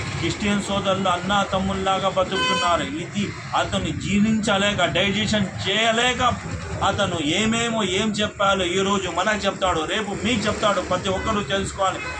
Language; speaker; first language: Telugu; non-native, local second language; Urdu